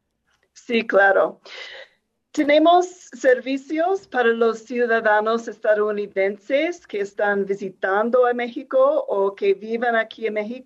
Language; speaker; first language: Spanish; non-native, fluent; English